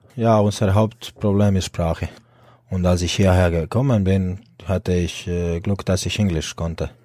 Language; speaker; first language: German; non-native, fluent; Croatian